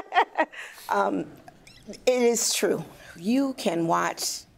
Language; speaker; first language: English; native; English